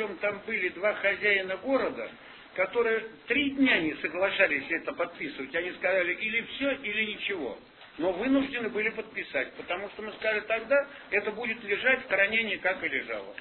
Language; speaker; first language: Russian; native; Russian